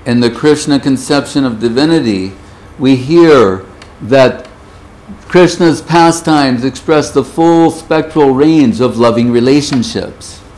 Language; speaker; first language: English; native; English